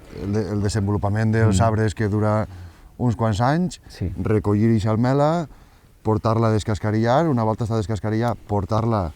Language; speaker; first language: Catalan; native; Catalan